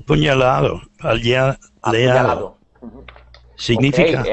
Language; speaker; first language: Spanish; non-native, learner; English